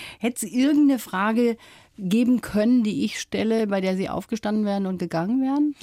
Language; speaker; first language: German; native; German